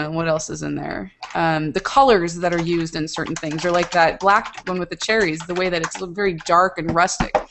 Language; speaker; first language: English; native; English